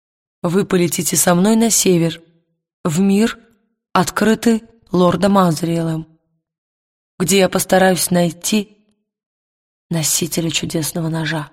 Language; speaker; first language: Russian; native; Russian